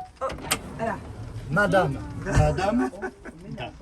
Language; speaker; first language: French; native; French